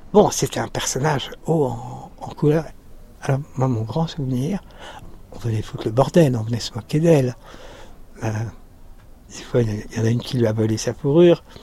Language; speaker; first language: French; native; French